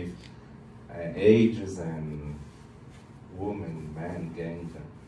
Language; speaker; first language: English; non-native, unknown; Portuguese